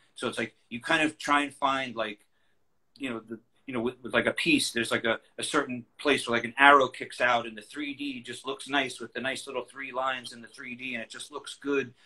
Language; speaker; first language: English; native; English